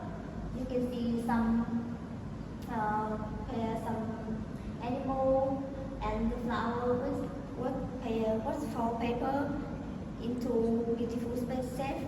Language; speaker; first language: English; non-native, learner; Vietnamese